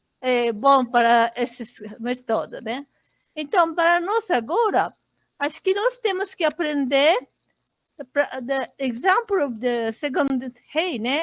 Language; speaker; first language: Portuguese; non-native, learner; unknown